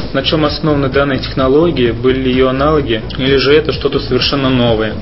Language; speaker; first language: Russian; native; Russian